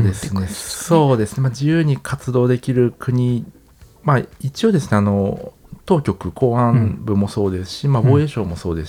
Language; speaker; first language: Japanese; native; Japanese